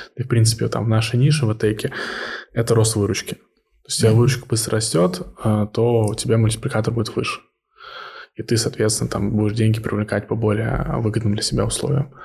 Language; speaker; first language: Russian; early bilingual, heritage; Russian